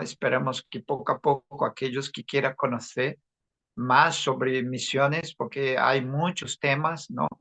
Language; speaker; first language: Spanish; non-native, fluent; Portuguese